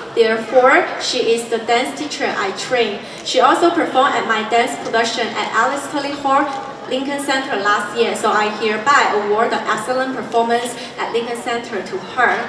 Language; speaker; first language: English; non-native, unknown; Chinese